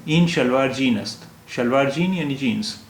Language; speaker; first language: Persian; non-native, fluent; Urdu